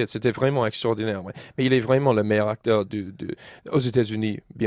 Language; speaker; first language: French; non-native, learner; English